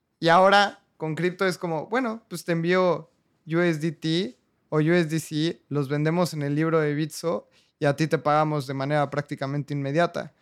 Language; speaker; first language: Spanish; native; Spanish